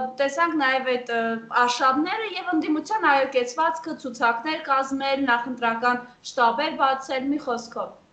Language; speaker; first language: Armenian; native; Armenian